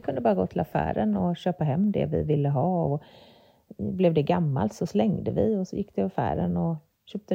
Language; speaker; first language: Swedish; native; Swedish